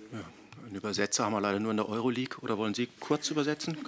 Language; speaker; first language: German; native; German